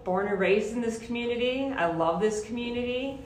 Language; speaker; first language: English; native; English